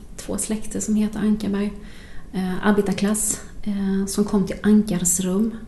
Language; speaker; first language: Swedish; native; Swedish